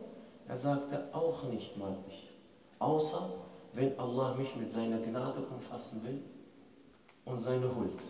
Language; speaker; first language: German; non-native, fluent; Arabic